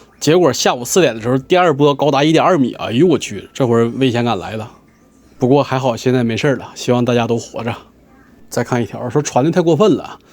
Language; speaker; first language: Chinese; native; Chinese